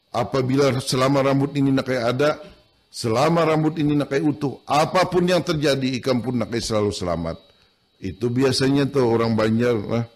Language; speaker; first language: Indonesian; non-native, local second language; Banjar